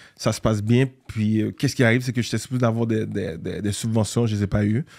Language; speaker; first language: French; native; French